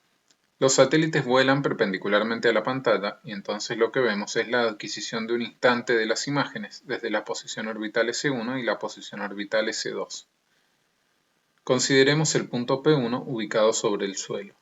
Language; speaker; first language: Spanish; native; Spanish